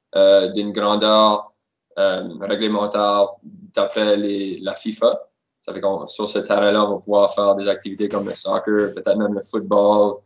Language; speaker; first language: French; native; French